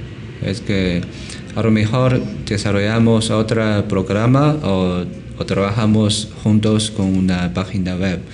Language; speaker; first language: Spanish; non-native, learner; Chinese